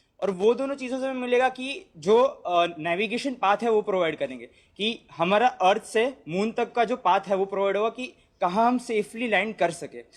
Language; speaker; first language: Hindi; non-native, local second language; Gujarati